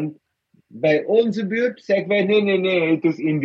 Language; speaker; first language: Dutch; non-native, fluent; Malayalam